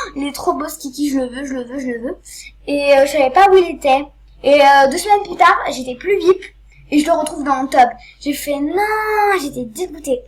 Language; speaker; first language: French; native; French